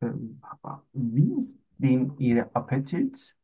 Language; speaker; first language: German; non-native, learner; Turkish